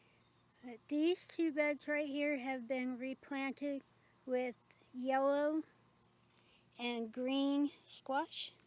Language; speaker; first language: English; native; English